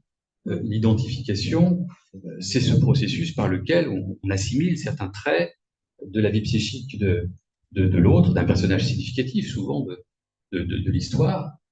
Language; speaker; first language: French; native; French